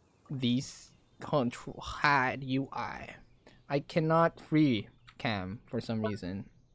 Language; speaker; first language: English; non-native, local second language; Filipino